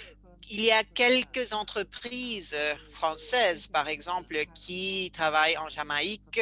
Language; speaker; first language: French; non-native, fluent; Spanish